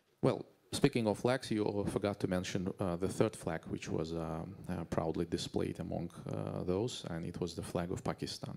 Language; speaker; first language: English; non-native, fluent; Azerbaijani